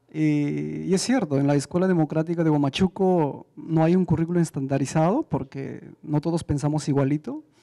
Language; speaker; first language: Spanish; native; Spanish